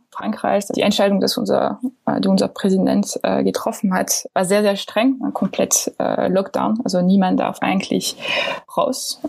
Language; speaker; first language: German; non-native, fluent; French